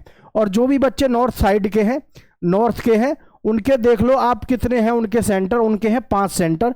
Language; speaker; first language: Hindi; native; Hindi